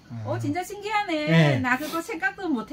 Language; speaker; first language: Korean; non-native, learner; Vietnamese